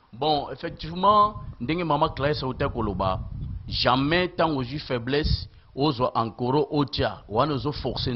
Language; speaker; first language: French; non-native, local second language; Lingala